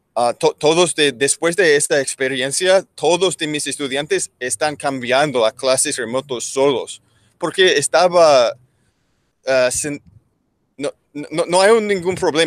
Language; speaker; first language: Spanish; non-native, learner; English